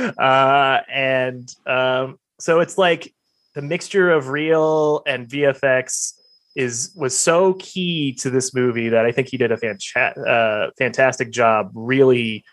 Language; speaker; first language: English; native; English